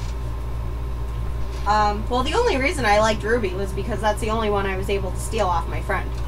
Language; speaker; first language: English; native; English